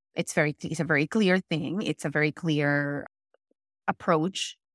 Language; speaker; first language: English; non-native, fluent; Spanish